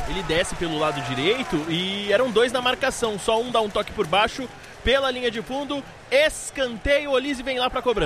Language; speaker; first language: Portuguese; native; Portuguese